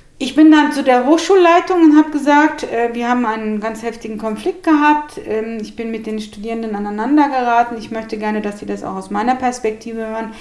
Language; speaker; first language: German; early bilingual, other home language; Turkish